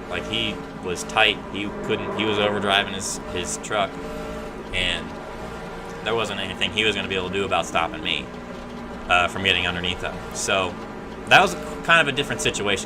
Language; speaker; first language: English; native; English